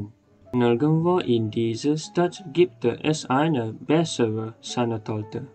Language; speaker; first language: German; non-native, learner; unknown